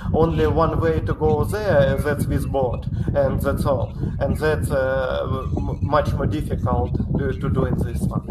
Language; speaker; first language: English; non-native, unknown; Ukrainian